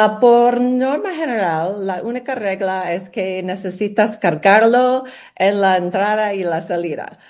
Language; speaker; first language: Spanish; non-native, learner; English